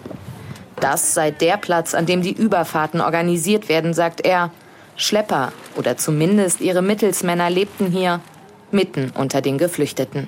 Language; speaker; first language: German; native; German